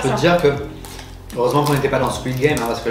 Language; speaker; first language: French; native; French